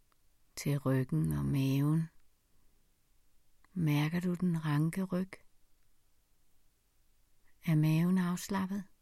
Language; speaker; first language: Danish; native; Danish